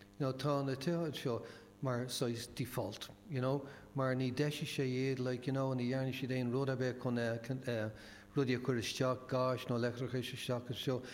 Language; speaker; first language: Irish; non-native, local second language; English